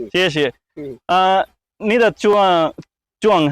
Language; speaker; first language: Chinese; non-native, learner; Bangla